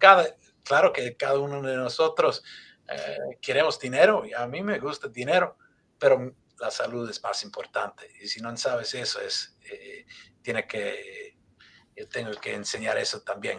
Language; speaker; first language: Spanish; non-native, learner; English